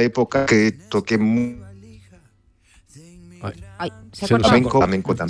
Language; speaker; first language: Spanish; non-native, fluent; Armenian